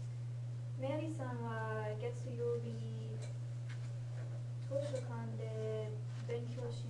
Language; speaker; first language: Japanese; non-native, learner; English